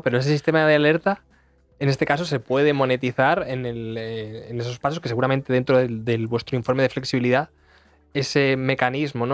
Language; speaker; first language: Spanish; native; Spanish